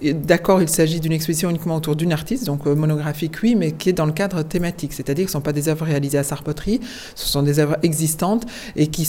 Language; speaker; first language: French; native; French